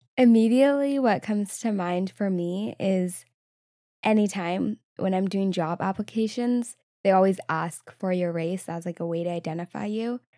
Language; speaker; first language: English; native; English